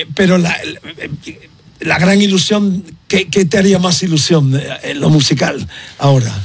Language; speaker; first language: Spanish; native; Spanish